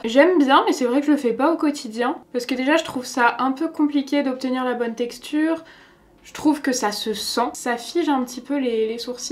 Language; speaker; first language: French; native; French